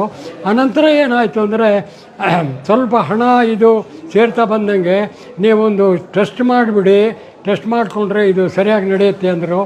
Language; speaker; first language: Kannada; native; Kannada